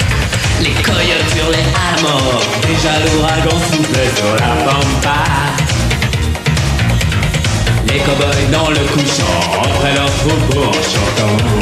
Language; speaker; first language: French; native; French